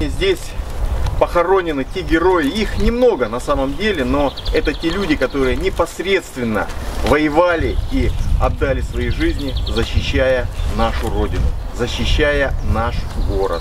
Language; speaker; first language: Russian; native; Russian